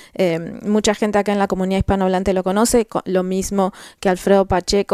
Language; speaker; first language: Spanish; native; Spanish